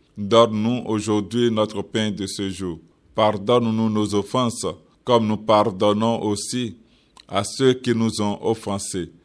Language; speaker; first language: French; non-native, local second language; Yoruba